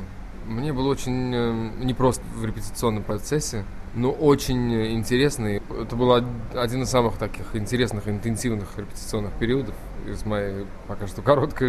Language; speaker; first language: Russian; native; Russian